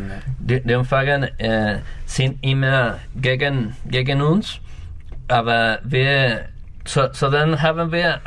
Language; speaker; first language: German; non-native, learner; Spanish